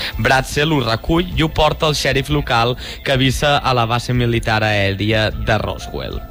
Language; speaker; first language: Catalan; native; Catalan